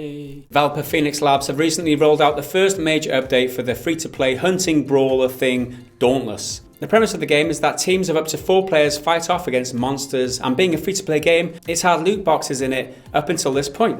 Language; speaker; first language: English; native; English